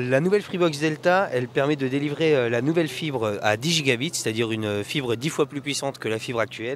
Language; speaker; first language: French; native; French